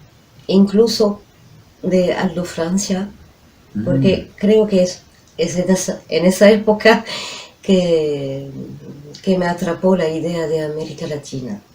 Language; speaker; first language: Spanish; non-native, fluent; French